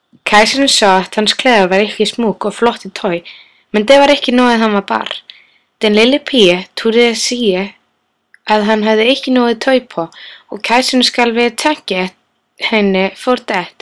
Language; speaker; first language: Danish; non-native, learner; Icelandic